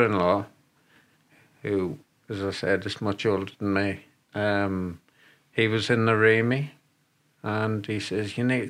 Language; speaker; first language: English; native; English